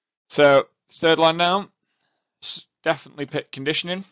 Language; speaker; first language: English; native; English